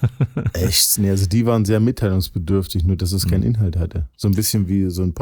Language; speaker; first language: German; native; German